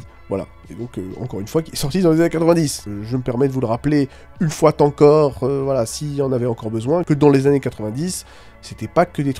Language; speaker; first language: French; native; French